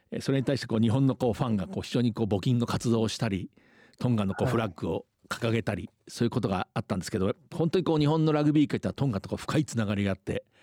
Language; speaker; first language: Japanese; native; Japanese